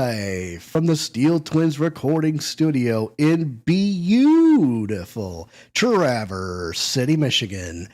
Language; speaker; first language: English; native; English